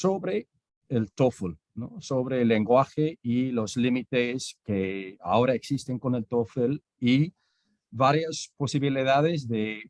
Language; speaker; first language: Spanish; non-native, fluent; English